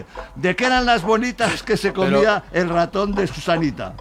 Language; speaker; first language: Spanish; native; Spanish